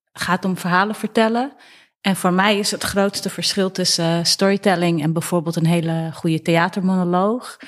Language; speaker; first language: Dutch; early bilingual, other home language; Persian